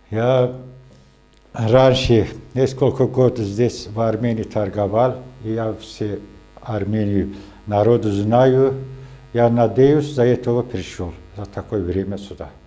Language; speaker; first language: Russian; non-native, local second language; Azerbaijani